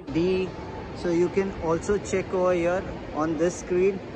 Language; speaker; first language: English; non-native, local second language; Hindi